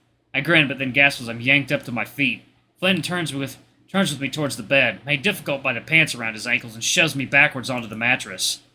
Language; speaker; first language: English; native; English